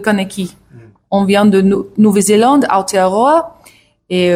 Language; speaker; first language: French; non-native, learner; English